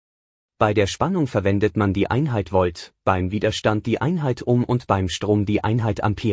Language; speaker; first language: German; native; German